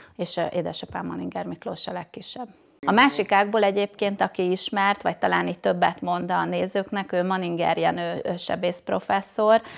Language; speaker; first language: Hungarian; native; Hungarian